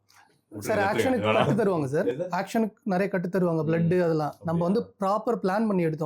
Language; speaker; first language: Tamil; native; Tamil